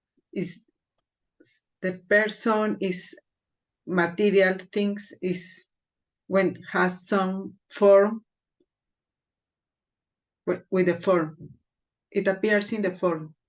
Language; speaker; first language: English; non-native, fluent; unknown